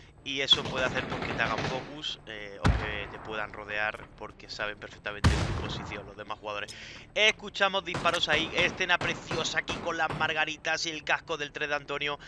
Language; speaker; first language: Spanish; native; Spanish